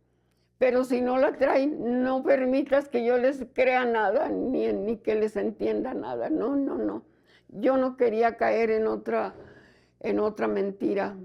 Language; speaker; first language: Spanish; native; Spanish